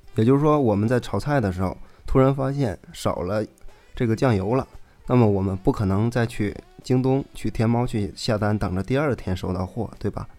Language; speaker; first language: Chinese; native; Chinese